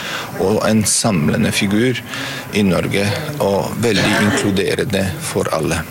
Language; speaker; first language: Norwegian; non-native, fluent; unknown